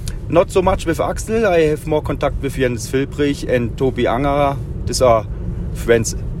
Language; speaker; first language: English; non-native, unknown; German